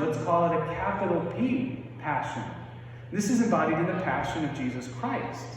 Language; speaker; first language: English; native; English